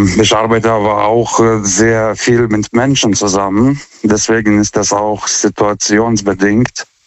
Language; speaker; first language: German; non-native, fluent; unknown